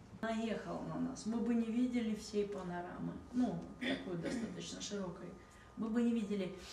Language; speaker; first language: Russian; native; Russian